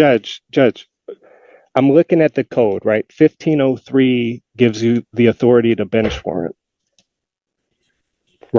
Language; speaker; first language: English; native; English